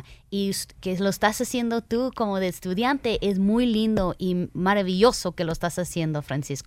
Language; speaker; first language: Spanish; early bilingual, heritage; Spanish